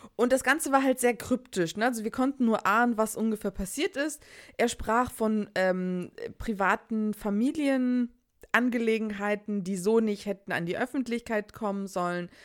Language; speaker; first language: German; early bilingual, other home language; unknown